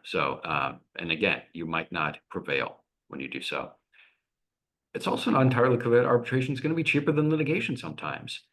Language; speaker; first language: English; native; English